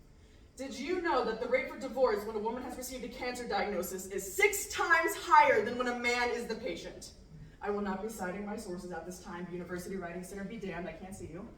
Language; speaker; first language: English; native; English